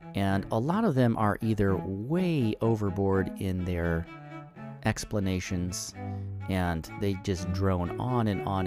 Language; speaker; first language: English; native; English